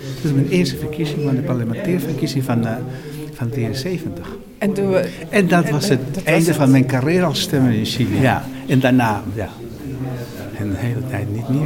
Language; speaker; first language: Dutch; non-native, fluent; Spanish